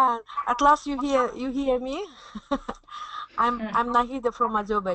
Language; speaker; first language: English; non-native, fluent; Azerbaijani